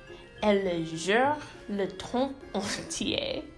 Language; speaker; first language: French; non-native, learner; English